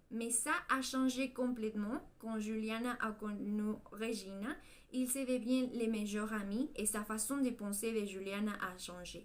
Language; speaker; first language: French; non-native, learner; Spanish